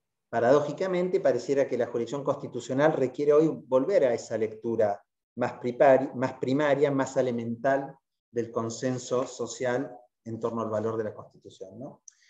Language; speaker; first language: Spanish; native; Spanish